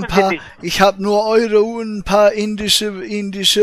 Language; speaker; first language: German; native; German